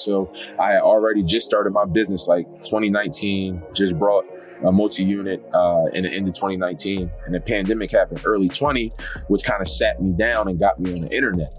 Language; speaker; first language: English; native; English